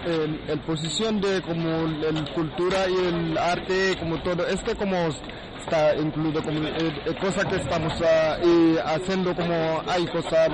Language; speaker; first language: Spanish; non-native, learner; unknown